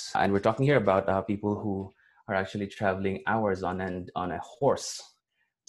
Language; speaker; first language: English; non-native, local second language; Cebuano